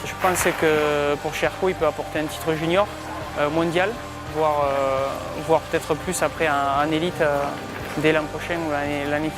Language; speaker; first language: French; native; French